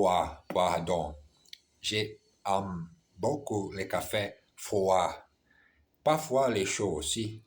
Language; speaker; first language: French; non-native, learner; Portuguese